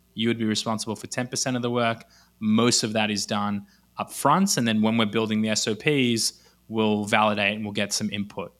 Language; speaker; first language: English; native; English